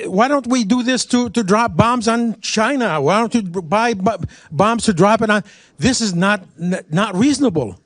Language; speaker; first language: English; non-native, fluent; Arabic